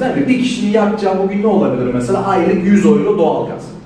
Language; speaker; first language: Turkish; native; Turkish